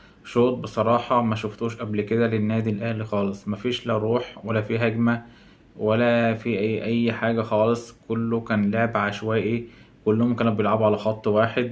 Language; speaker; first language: Arabic; native; Arabic